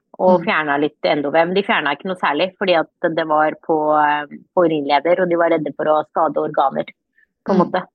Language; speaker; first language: Norwegian; early bilingual, other home language; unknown